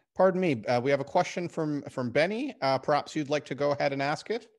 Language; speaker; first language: English; native; English